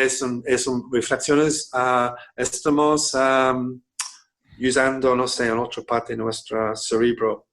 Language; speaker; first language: Spanish; non-native, fluent; English